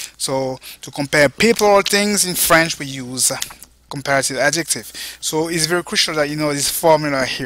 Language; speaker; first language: English; non-native, fluent; French